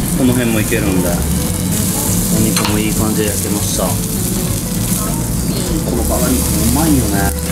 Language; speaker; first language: Japanese; native; Japanese